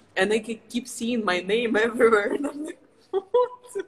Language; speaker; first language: English; non-native, fluent; Ukrainian